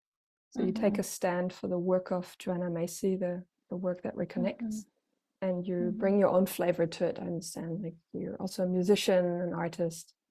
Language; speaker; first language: English; non-native, fluent; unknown